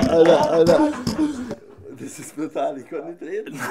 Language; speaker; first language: German; non-native, learner; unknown